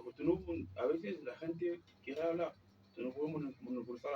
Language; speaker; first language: Spanish; non-native, learner; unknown